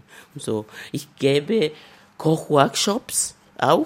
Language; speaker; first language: German; non-native, fluent; Luyia